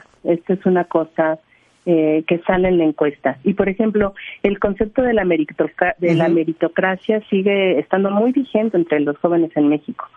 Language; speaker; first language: Spanish; native; Spanish